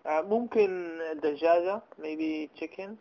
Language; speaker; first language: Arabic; non-native, learner; English